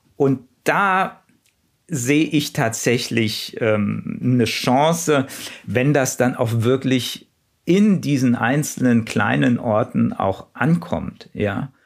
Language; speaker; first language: German; native; German